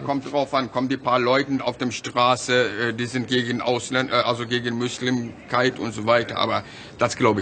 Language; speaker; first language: German; non-native, learner; Turkish